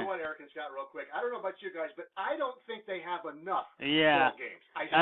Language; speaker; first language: English; native; English